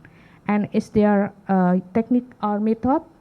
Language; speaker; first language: English; non-native, learner; Indonesian